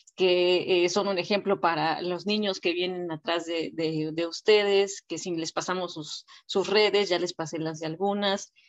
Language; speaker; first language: Spanish; native; Spanish